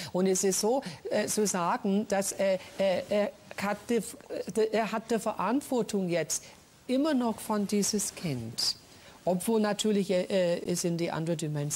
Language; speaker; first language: German; non-native, fluent; English